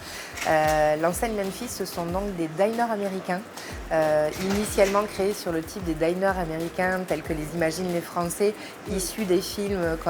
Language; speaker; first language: French; native; French